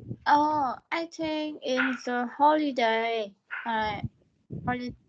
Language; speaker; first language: English; non-native, learner; Vietnamese